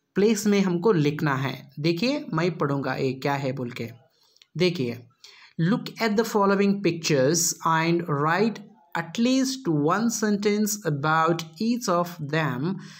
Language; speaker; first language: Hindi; non-native, local second language; Kannada